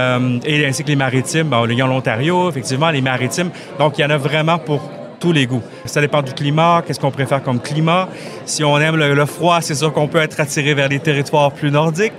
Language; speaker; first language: French; native; French